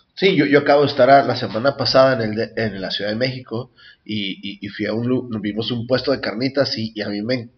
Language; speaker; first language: Spanish; native; Spanish